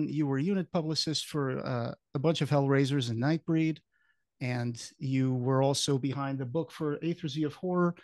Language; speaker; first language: English; non-native, fluent; Portuguese